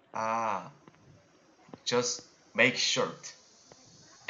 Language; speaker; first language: English; non-native, learner; Korean